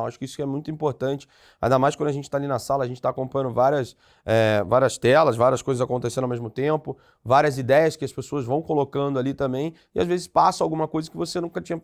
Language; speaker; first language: Portuguese; native; Portuguese